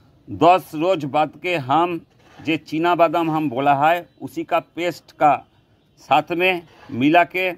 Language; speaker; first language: Hindi; non-native, local second language; Bangla